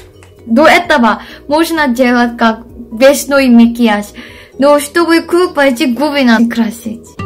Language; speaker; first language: Russian; non-native, fluent; Korean